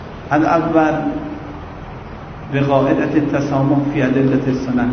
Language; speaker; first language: Arabic; non-native, fluent; Persian